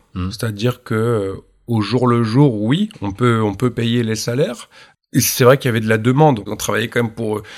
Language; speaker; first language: French; native; French